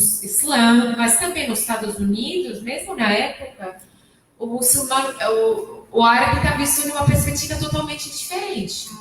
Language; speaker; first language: Portuguese; non-native, fluent; Arabic